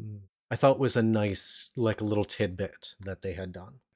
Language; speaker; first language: English; native; English